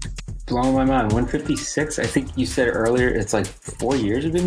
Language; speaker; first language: English; native; English